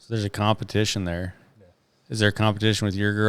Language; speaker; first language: English; native; English